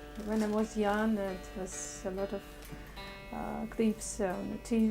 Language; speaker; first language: English; non-native, learner; Russian